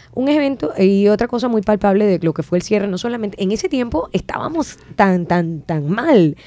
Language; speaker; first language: Spanish; native; Spanish